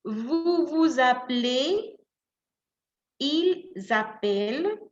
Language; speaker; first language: French; non-native, fluent; Spanish